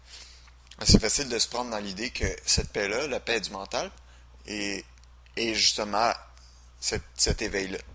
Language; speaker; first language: French; native; French